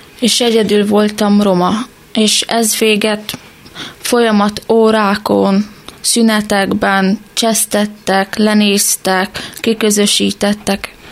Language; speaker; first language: Hungarian; native; Hungarian